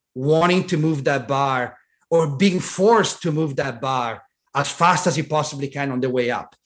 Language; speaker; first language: English; non-native, fluent; Italian